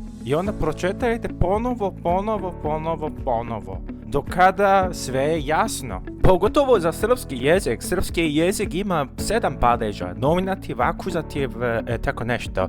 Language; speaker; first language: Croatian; non-native, fluent; Korean